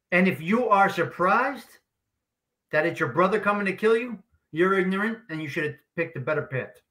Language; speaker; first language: English; native; English